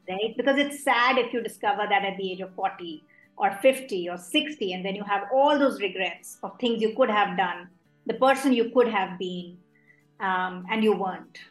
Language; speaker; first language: English; non-native, local second language; Hindi